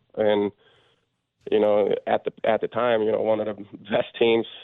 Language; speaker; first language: English; non-native, fluent; Swedish